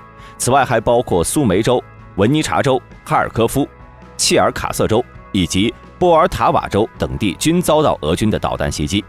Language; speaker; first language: Chinese; native; Chinese